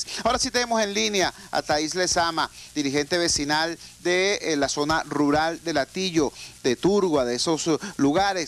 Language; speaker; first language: Spanish; native; Spanish